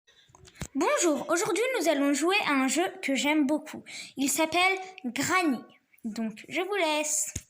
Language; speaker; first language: French; native; French